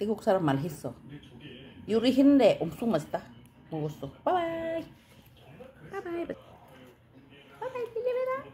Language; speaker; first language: Korean; non-native, learner; Filipino